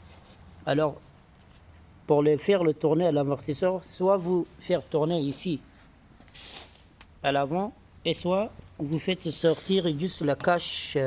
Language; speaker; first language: French; non-native, fluent; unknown